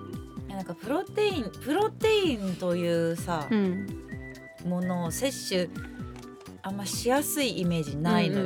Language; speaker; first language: Japanese; native; Japanese